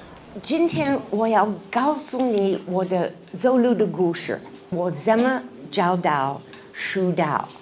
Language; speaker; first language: Chinese; non-native, learner; English